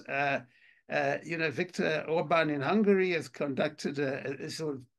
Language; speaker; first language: English; native; English